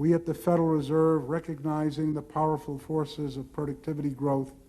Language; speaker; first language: English; native; English